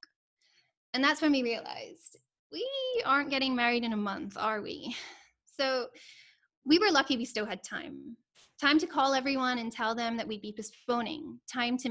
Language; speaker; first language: English; native; English